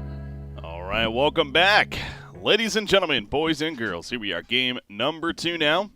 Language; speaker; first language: English; native; English